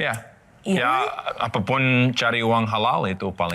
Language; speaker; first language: Indonesian; non-native, learner; English